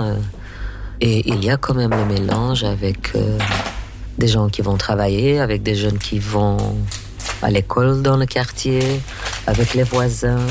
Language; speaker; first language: French; native; French